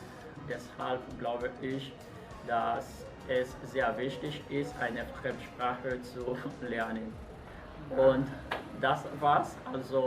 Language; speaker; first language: German; non-native, learner; French